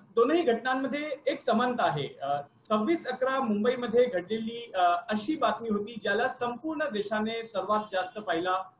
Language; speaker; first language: Marathi; non-native, local second language; Hindi